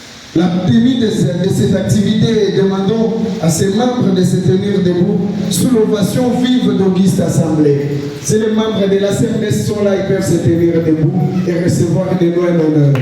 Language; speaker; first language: French; non-native, local second language; Luba-Lulua